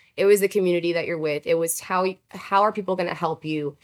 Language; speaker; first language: English; native; English